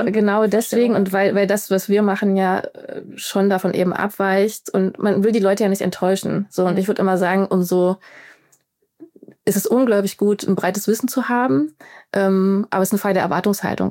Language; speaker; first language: German; native; German